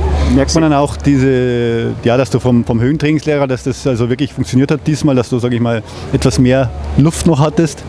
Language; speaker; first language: German; native; German